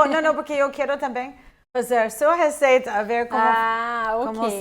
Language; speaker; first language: Portuguese; non-native, fluent; English